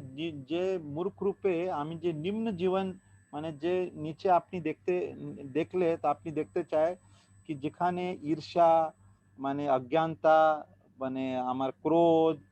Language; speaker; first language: Bangla; non-native, learner; Hindi